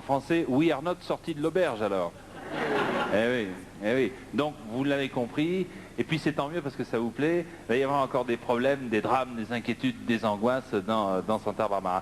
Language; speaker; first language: French; native; French